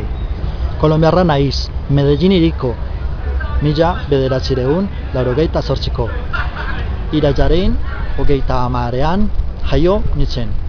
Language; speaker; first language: Basque; non-native, learner; Spanish